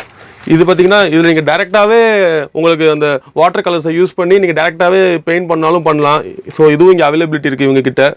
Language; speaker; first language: Tamil; native; Tamil